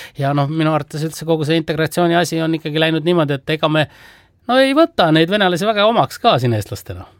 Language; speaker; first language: Estonian; native; Estonian